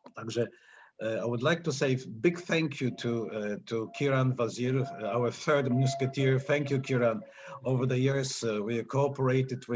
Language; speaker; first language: English; non-native, fluent; Polish